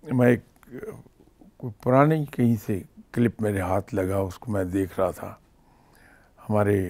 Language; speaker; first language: Urdu; non-native, local second language; Punjabi